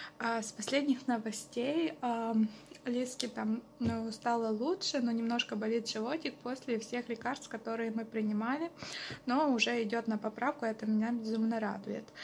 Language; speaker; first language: Russian; non-native, local second language; Ukrainian